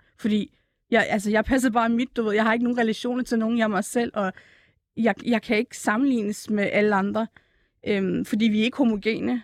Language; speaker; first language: Danish; early bilingual, other home language; Turkish